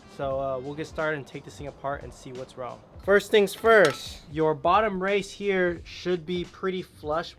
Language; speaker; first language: English; native; English